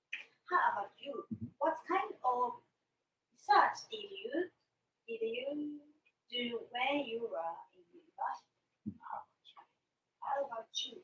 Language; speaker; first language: English; non-native, learner; Japanese